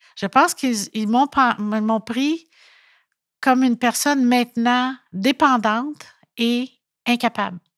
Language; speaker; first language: French; native; French